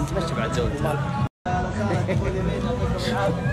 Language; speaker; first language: Arabic; native; Arabic